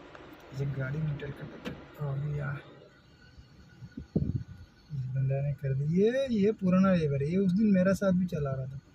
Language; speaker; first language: Hindi; native; Hindi